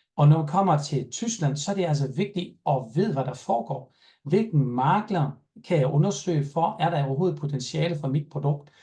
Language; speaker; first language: Danish; non-native, fluent; German